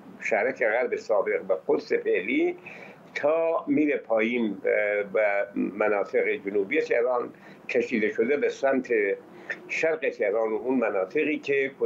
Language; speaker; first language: Persian; native; Persian